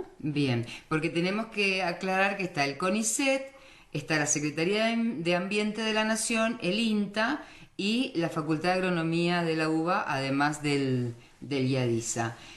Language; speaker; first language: Spanish; native; Spanish